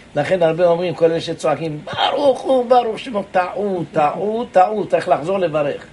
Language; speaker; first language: Hebrew; native; Hebrew